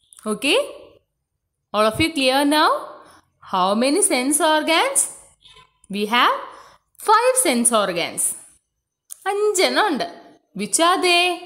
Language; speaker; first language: English; non-native, local second language; Malayalam